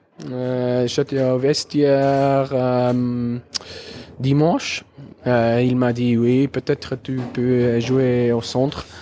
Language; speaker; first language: French; non-native, local second language; German